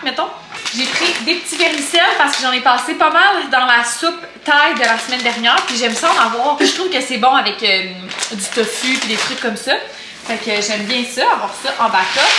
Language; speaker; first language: French; native; French